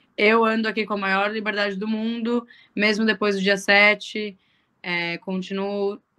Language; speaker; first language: Portuguese; native; Portuguese